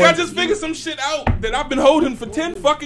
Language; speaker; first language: English; native; English